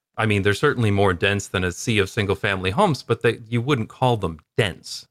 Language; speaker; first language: English; native; English